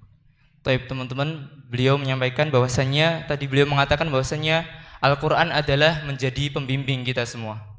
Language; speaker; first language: Indonesian; native; Indonesian